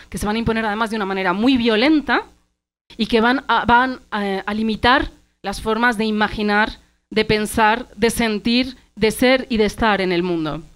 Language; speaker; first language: Spanish; early bilingual, other home language; Arabic